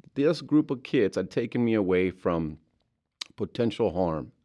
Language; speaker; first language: English; early bilingual, other home language; Spanish